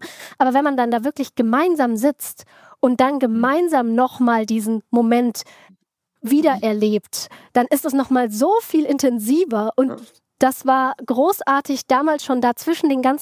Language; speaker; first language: German; native; German